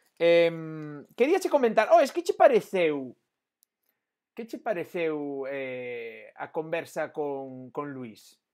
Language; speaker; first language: Galician; non-native, local second language; Spanish